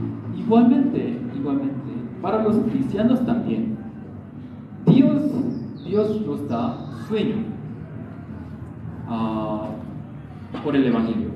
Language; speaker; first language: Spanish; non-native, learner; Korean